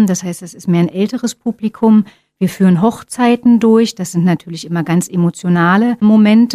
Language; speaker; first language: German; native; German